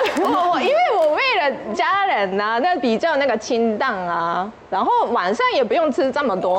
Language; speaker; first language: Chinese; non-native, fluent; Japanese